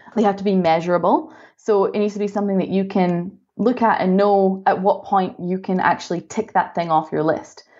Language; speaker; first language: English; native; English